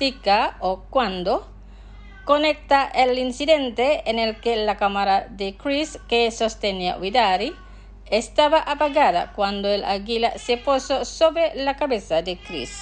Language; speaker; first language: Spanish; non-native, fluent; Indonesian